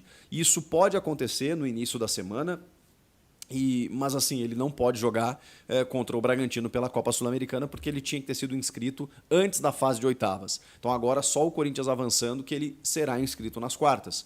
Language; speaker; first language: Portuguese; native; Portuguese